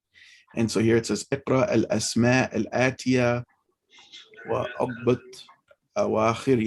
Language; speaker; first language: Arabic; non-native, fluent; English